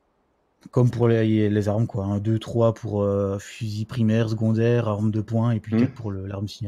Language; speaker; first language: French; native; French